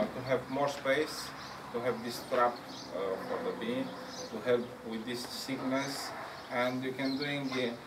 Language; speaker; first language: English; non-native, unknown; Romanian